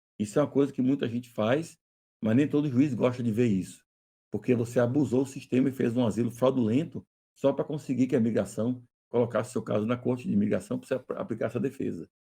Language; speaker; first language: Portuguese; native; Portuguese